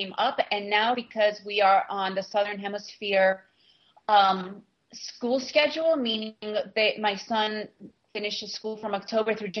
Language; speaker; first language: English; early bilingual, other home language; Russian